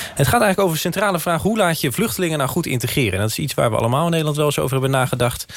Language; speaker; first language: Dutch; native; Dutch